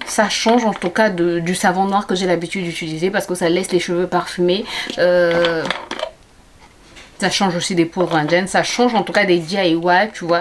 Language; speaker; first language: French; native; French